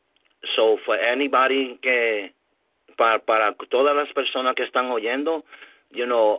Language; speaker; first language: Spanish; early bilingual, heritage; English